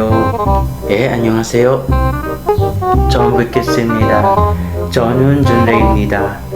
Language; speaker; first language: Korean; non-native, learner; Filipino